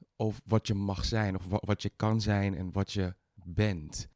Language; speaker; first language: Dutch; early bilingual, other home language; Thai